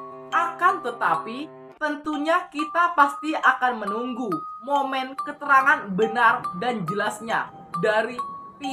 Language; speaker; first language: Indonesian; native; Indonesian